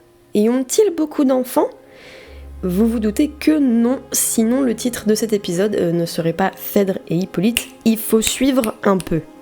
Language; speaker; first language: French; native; French